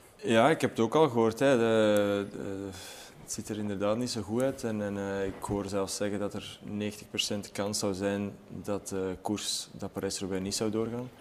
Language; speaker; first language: Dutch; native; Dutch